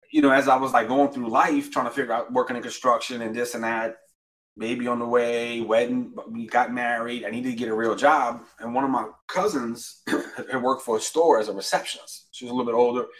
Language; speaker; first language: English; native; English